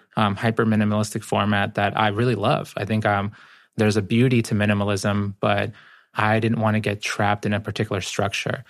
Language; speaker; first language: English; early bilingual, other home language; Spanish